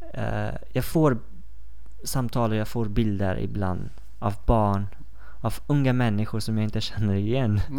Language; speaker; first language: Swedish; non-native, fluent; Persian